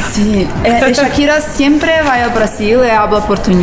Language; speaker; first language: Spanish; non-native, learner; Portuguese